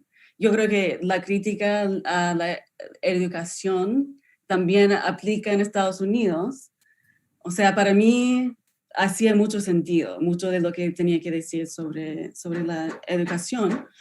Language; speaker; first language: Spanish; non-native, fluent; English